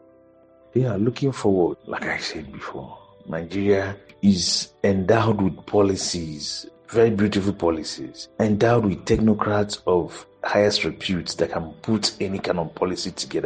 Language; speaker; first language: English; non-native, local second language; Igbo